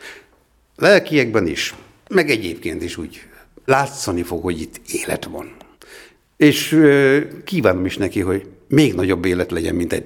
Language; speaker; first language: Hungarian; native; Hungarian